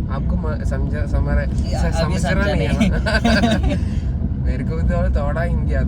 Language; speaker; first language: Hindi; non-native, local second language; Malayalam